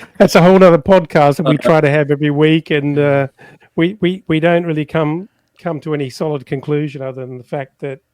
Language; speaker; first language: English; native; English